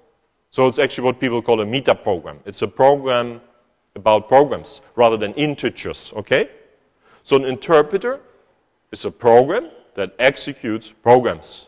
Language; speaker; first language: English; non-native, fluent; German